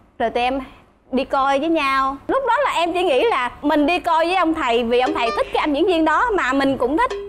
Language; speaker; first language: Vietnamese; native; Vietnamese